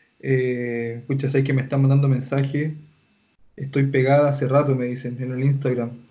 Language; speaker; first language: Spanish; native; Spanish